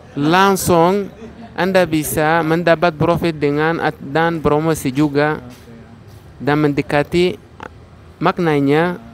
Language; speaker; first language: Indonesian; non-native, fluent; Arabic